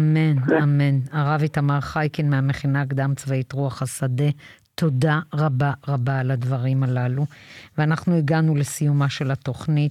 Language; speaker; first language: Hebrew; native; Hebrew